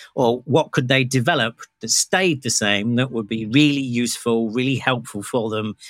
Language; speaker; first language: English; native; English